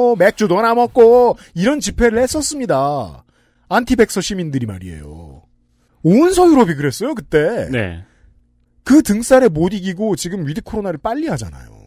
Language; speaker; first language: Korean; native; Korean